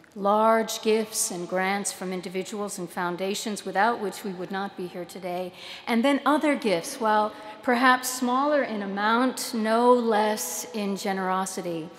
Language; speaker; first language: English; native; English